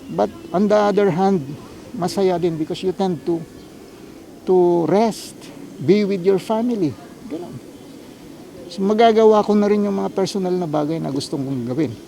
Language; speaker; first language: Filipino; non-native, local second language; Iloko